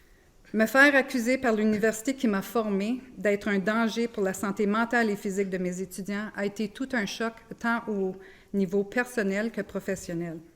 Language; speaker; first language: French; native; French